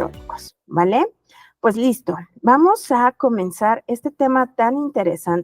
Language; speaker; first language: Spanish; native; Spanish